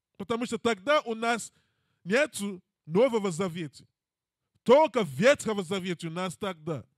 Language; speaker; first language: Russian; non-native, learner; English